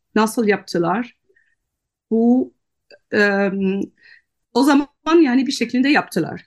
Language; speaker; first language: Turkish; non-native, fluent; Dutch